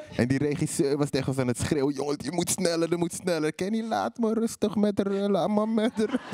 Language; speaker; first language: Dutch; native; Dutch